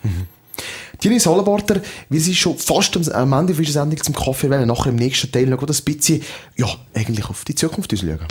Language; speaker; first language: German; native; German